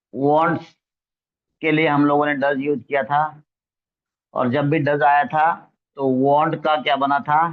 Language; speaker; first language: Hindi; non-native, local second language; Marathi